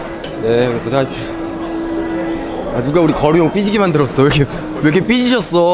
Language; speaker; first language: Korean; native; Korean